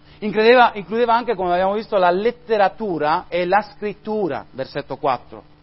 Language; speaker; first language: Italian; non-native, fluent; Spanish